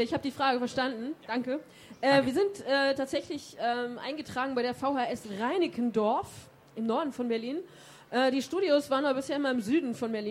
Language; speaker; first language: German; native; German